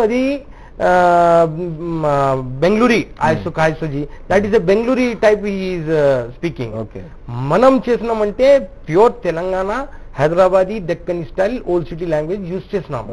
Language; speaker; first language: Telugu; non-native, local second language; Urdu